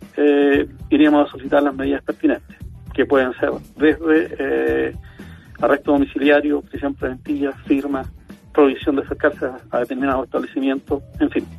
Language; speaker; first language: Spanish; native; Spanish